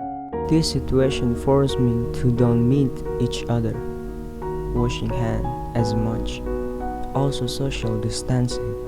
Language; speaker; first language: English; non-native, learner; Indonesian